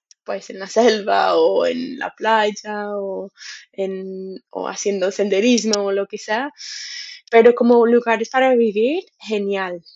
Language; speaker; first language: Spanish; non-native, fluent; English